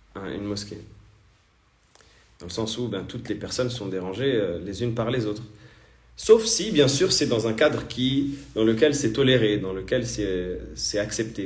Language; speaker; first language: French; native; French